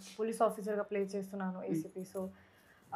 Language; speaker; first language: Telugu; non-native, local second language; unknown